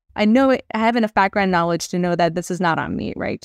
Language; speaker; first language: English; non-native, local second language; Hindi